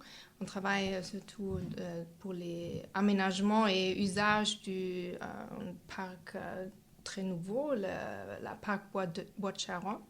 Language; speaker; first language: French; non-native, fluent; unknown